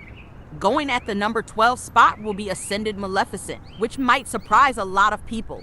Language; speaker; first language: English; native; English